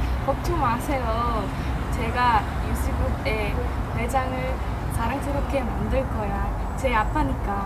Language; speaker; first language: Korean; non-native, learner; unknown